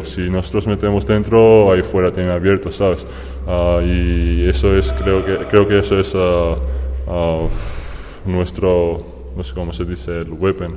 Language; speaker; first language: Spanish; non-native, fluent; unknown